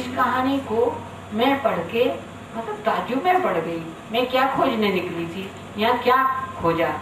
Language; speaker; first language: Hindi; native; Hindi